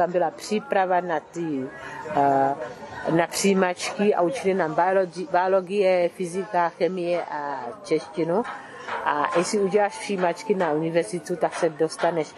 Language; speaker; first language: Czech; early bilingual, other home language; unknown